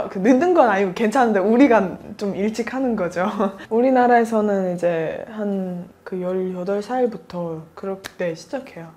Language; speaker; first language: Korean; non-native, fluent; Russian